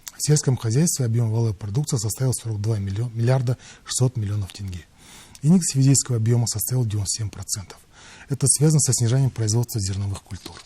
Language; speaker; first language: Russian; non-native, local second language; Kazakh